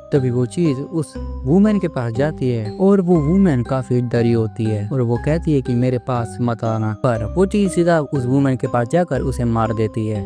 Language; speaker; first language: Hindi; native; Hindi